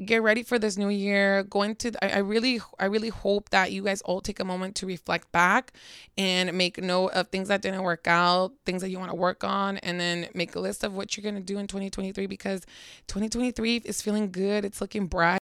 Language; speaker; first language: English; early bilingual, other home language; Spanish